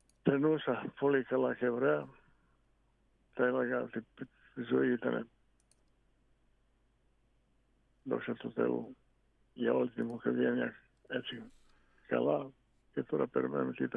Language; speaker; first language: Greek; non-native, fluent; Bosnian